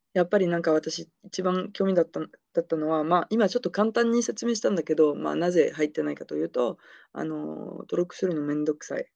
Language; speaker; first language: Japanese; non-native, fluent; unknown